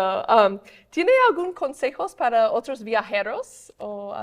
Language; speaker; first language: Spanish; non-native, fluent; English